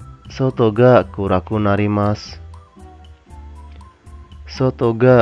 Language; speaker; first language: Japanese; non-native, fluent; Indonesian